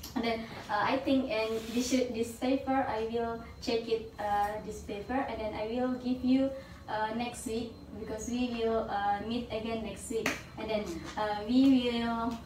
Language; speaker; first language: English; non-native, learner; Indonesian